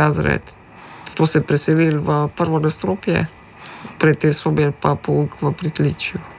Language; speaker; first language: Slovenian; early bilingual, other home language; Macedonian